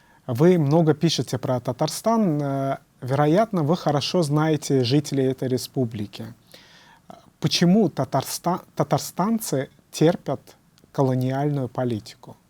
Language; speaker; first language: Russian; native; Russian